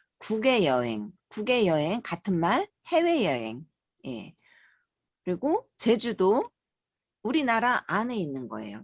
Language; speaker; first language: Korean; native; Korean